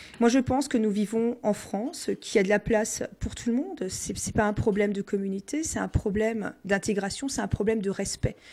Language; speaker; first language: French; non-native, local second language; Swiss German